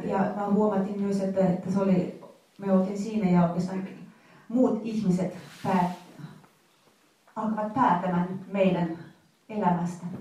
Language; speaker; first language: Finnish; non-native, fluent; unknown